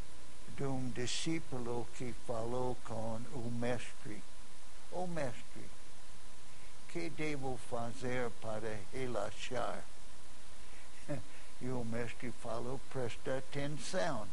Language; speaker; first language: Portuguese; non-native, fluent; English